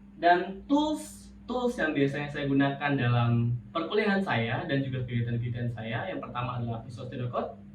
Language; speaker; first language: Indonesian; native; Indonesian